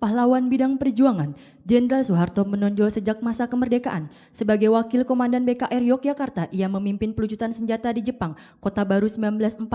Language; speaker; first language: Indonesian; native; Indonesian